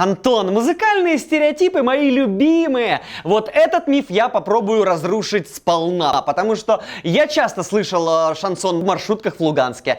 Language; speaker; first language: Russian; native; Russian